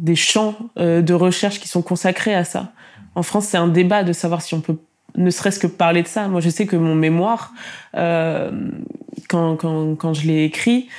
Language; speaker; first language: French; native; French